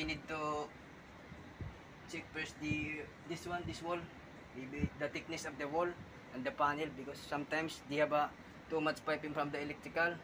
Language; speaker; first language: English; non-native, learner; Filipino